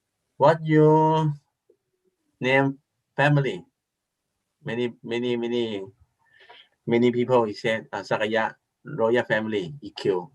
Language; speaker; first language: English; non-native, learner; Thai